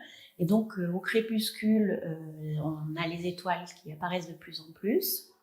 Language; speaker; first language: French; native; French